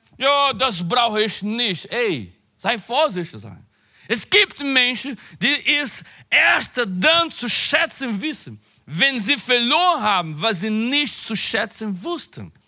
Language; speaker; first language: German; non-native, learner; Portuguese